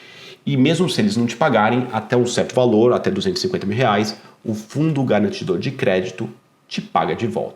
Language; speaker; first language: Portuguese; native; Portuguese